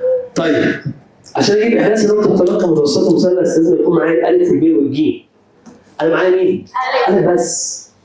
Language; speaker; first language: Arabic; native; Arabic